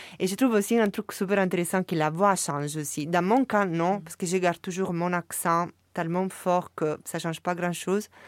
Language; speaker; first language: French; non-native, fluent; Italian